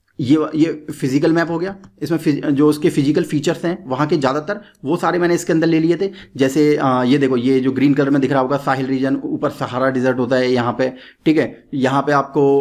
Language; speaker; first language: Hindi; native; Hindi